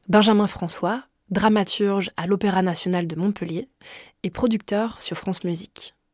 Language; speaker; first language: French; native; French